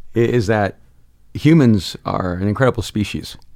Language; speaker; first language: English; early bilingual, other home language; Spanish